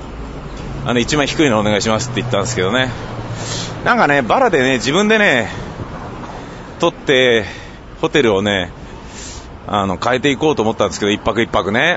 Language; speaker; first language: Japanese; native; Japanese